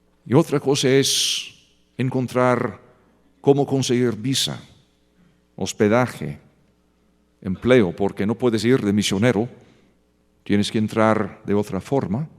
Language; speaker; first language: Spanish; non-native, fluent; English